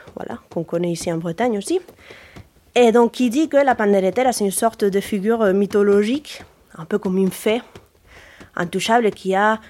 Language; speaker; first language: French; non-native, fluent; Spanish